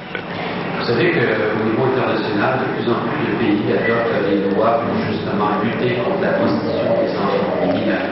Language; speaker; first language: French; native; French